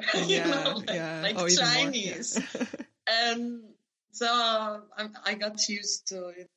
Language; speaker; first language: English; non-native, fluent; Italian